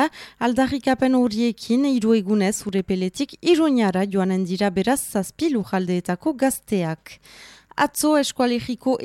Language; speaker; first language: Basque; native; Basque